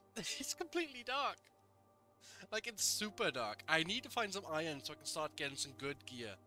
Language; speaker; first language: English; native; English